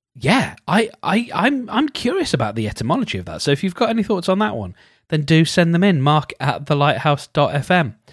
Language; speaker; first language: English; native; English